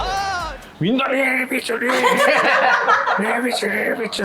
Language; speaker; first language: Japanese; native; Japanese